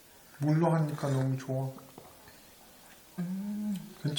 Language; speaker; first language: Korean; non-native, learner; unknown